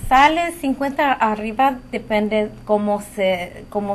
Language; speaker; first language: Spanish; early bilingual, heritage; Spanish